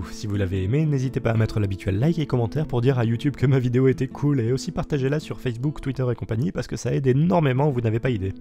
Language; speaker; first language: French; native; French